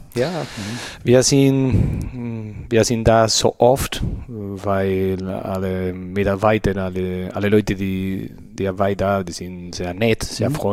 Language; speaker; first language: German; non-native, learner; Spanish